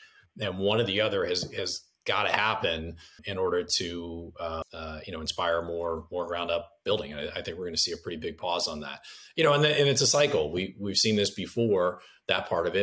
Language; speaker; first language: English; native; English